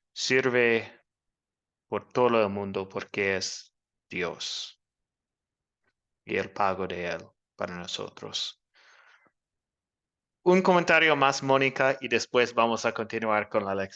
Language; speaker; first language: Spanish; non-native, fluent; English